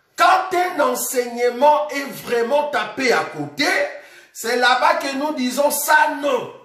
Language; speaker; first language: French; non-native, local second language; Lingala